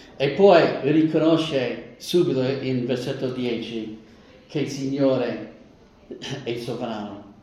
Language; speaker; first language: Italian; non-native, fluent; English